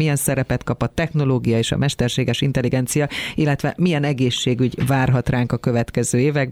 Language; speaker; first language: Hungarian; native; Hungarian